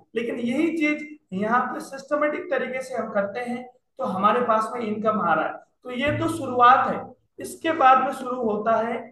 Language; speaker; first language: Hindi; non-native, local second language; Nepali